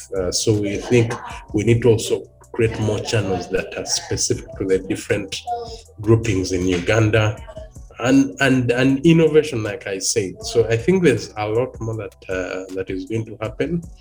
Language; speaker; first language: English; non-native, local second language; Ganda